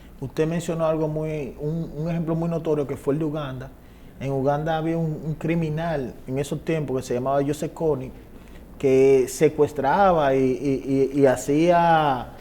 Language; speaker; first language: Spanish; native; Spanish